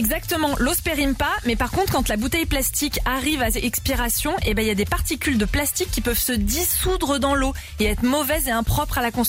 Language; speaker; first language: French; native; French